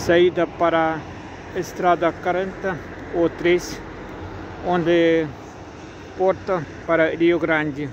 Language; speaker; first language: Portuguese; non-native, learner; Russian